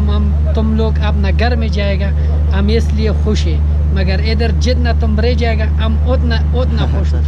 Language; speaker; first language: Hindi; non-native, learner; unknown